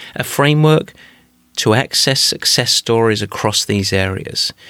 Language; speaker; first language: English; native; English